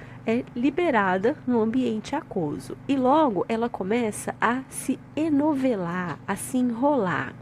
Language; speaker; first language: Portuguese; native; Portuguese